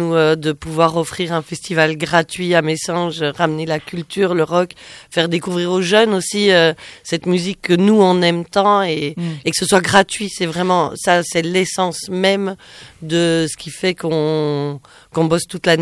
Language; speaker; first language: French; native; French